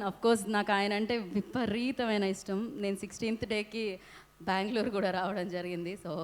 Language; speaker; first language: Telugu; native; Telugu